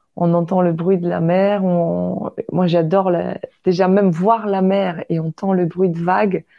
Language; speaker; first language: French; non-native, fluent; Polish